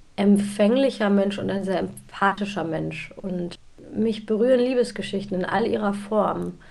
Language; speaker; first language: German; native; German